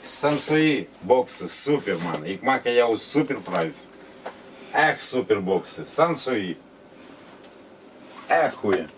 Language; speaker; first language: Dutch; non-native, learner; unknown